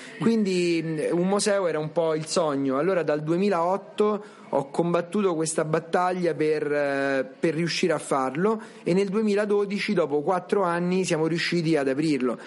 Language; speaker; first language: Italian; native; Italian